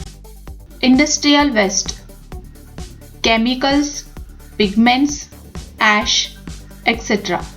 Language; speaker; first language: English; non-native, local second language; Marathi